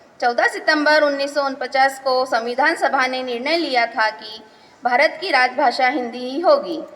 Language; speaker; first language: Hindi; native; Hindi